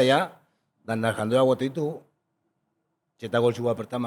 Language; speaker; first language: Indonesian; non-native, fluent; Spanish